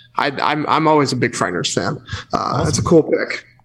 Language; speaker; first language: English; native; English